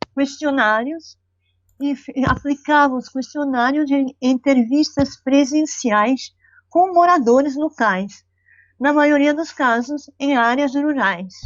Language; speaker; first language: Portuguese; non-native, fluent; Italian